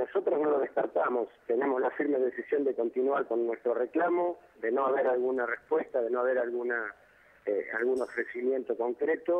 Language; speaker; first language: Spanish; native; Spanish